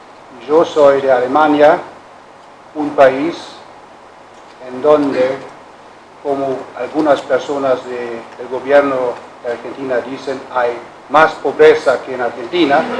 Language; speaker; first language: Spanish; non-native, learner; German